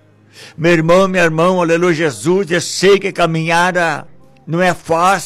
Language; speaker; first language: Portuguese; native; Portuguese